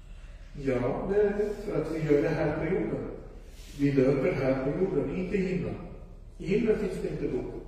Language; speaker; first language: Swedish; non-native, fluent; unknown